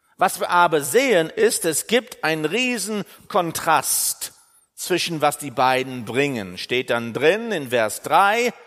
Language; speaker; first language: German; non-native, fluent; English